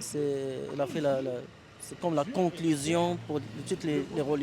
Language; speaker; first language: French; non-native, learner; Arabic